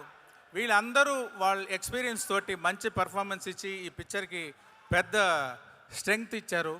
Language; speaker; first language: Telugu; non-native, learner; Tamil